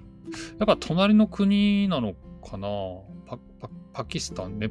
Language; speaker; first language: Japanese; native; Japanese